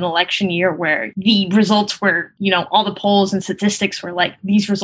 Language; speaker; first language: English; early bilingual, other home language; Spanish